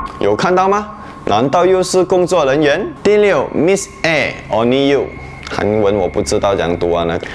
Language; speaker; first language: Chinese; non-native, local second language; Hakka Chinese